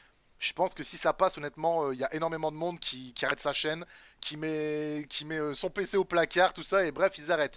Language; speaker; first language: French; native; French